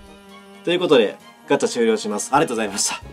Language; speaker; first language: Japanese; native; Japanese